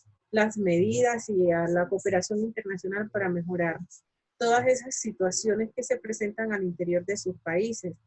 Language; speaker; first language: Spanish; native; Spanish